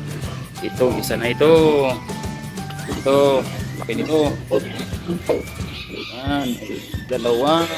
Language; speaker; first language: Filipino; native; Filipino